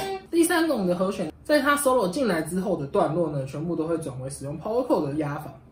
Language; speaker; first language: Chinese; native; Chinese